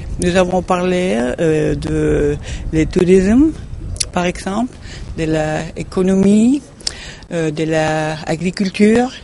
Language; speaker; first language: French; non-native, learner; Spanish